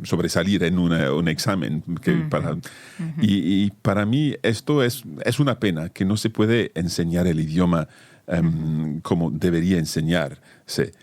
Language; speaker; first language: Spanish; non-native, fluent; English